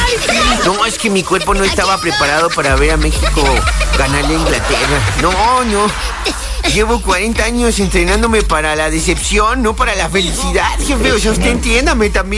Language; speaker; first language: Spanish; native; Spanish